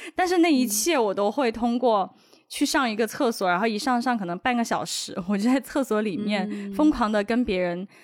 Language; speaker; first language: Chinese; native; Chinese